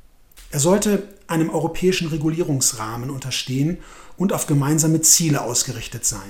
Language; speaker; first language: German; native; German